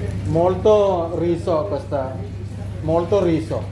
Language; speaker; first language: Italian; non-native, learner; Malayalam